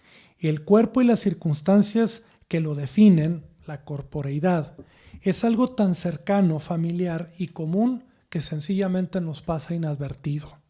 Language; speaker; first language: Spanish; native; Spanish